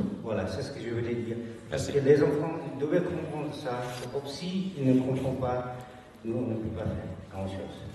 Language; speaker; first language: French; non-native, fluent; Tibetan